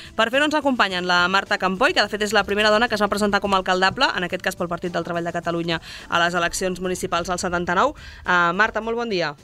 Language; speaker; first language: Catalan; native; Catalan